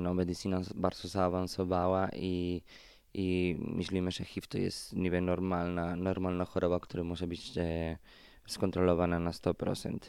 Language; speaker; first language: Polish; non-native, fluent; Spanish